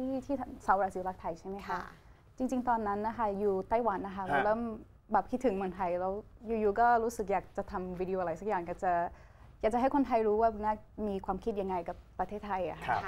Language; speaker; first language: Thai; non-native, fluent; Portuguese